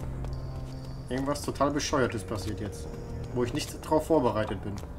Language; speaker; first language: German; native; German